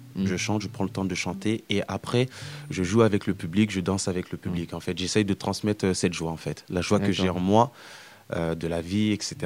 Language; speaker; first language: French; native; French